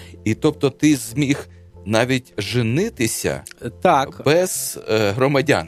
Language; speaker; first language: Ukrainian; native; Ukrainian